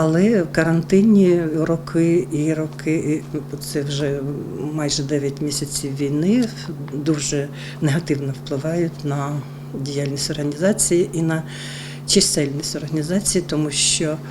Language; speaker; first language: Ukrainian; non-native, local second language; Russian